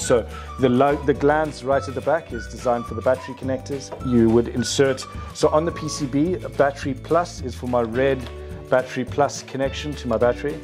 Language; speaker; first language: English; native; English